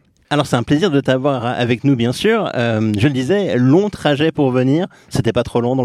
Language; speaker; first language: French; native; French